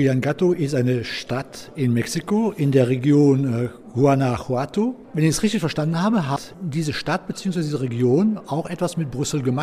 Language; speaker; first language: German; native; German